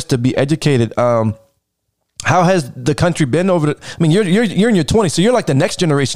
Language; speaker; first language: English; native; English